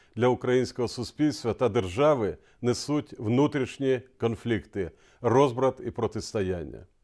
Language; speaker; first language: Ukrainian; non-native, local second language; Russian